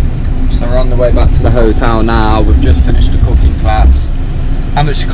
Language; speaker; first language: English; native; English